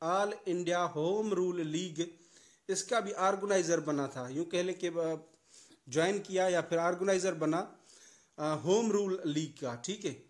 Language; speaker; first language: Urdu; non-native, local second language; Sindhi